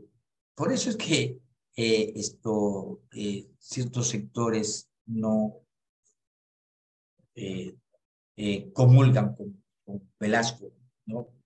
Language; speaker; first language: Spanish; native; Spanish